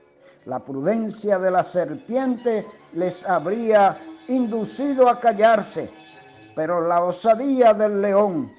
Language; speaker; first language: Spanish; native; Spanish